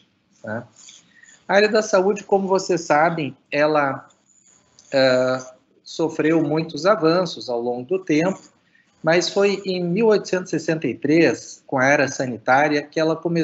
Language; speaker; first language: Portuguese; native; Portuguese